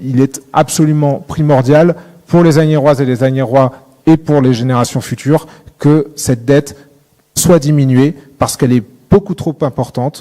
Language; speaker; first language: French; native; French